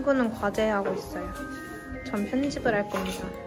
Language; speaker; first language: Korean; native; Korean